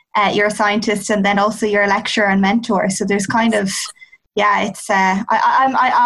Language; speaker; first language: English; native; English